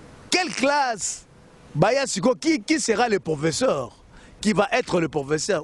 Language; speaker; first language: French; non-native, local second language; Lingala